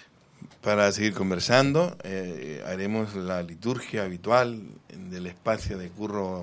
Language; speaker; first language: Spanish; native; Spanish